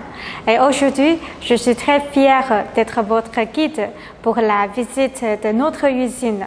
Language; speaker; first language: French; non-native, learner; Chinese